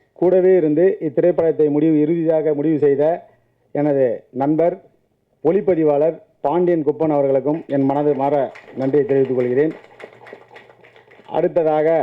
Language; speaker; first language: Tamil; native; Tamil